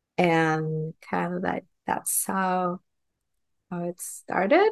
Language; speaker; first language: English; non-native, fluent; Spanish